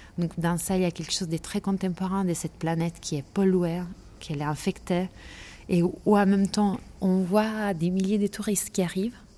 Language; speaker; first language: French; non-native, fluent; Italian